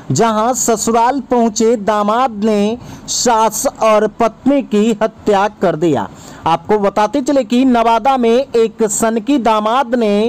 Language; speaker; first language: Hindi; native; Hindi